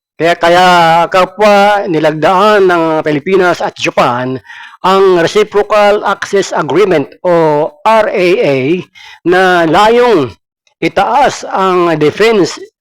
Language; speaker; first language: Filipino; non-native, local second language; Cebuano